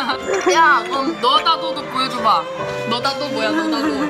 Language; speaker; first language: Korean; native; Korean